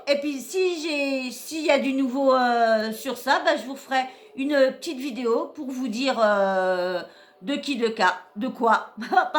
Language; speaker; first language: French; native; French